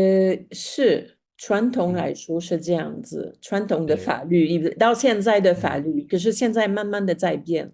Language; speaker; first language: Chinese; non-native, fluent; Spanish